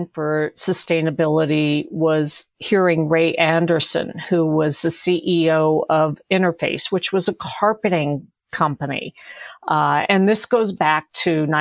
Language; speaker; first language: English; native; English